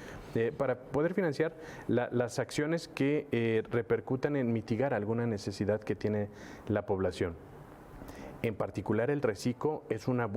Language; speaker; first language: Spanish; native; Spanish